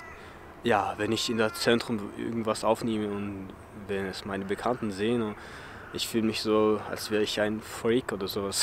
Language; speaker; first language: German; early bilingual, other home language; Chechen